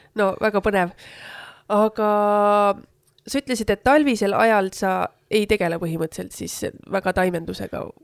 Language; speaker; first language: Estonian; native; Estonian